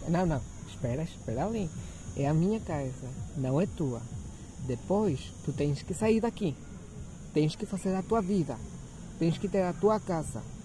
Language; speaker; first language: Portuguese; non-native, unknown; Spanish